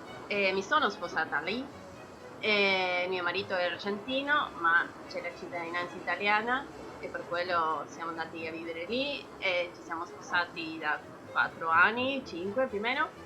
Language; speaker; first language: Italian; non-native, learner; Spanish